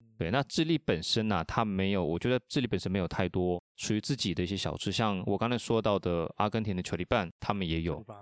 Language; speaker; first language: Chinese; non-native, fluent; Spanish